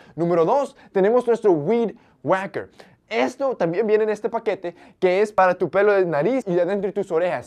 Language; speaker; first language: Spanish; early bilingual, heritage; Spanish